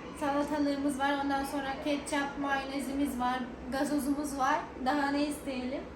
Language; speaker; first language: Turkish; native; Turkish